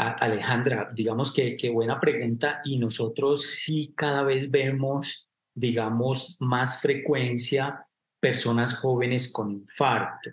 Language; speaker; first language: Spanish; native; Spanish